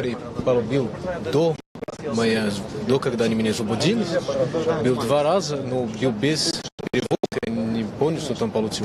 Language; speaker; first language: Russian; non-native, learner; Portuguese